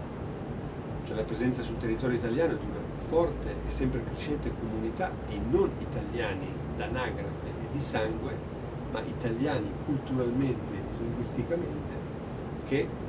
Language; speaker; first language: Italian; native; Italian